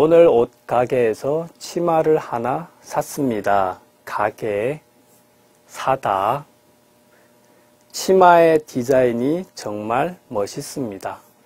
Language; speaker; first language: Korean; non-native, fluent; Chinese